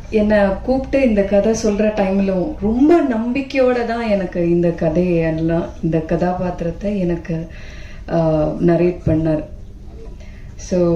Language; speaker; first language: Tamil; non-native, fluent; Malayalam